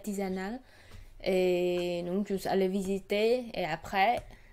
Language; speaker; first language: French; non-native, learner; Khmer